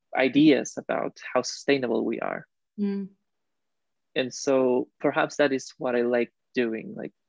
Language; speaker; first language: English; non-native, fluent; Spanish